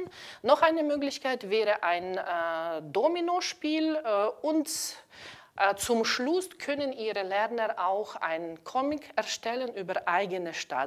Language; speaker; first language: German; non-native, fluent; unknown